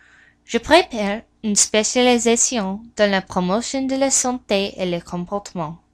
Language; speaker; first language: French; non-native, learner; English